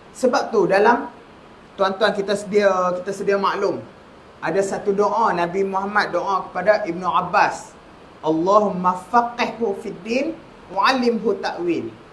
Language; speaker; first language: Malay; native; Malay